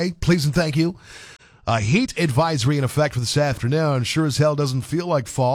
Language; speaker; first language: English; native; English